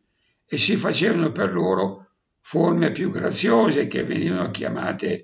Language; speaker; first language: Italian; native; Italian